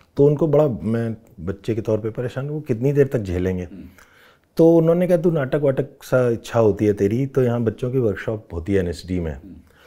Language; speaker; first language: Hindi; non-native, local second language; Rajasthani